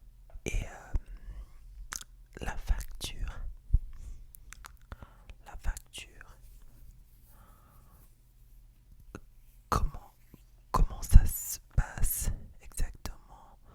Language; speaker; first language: French; non-native, fluent; English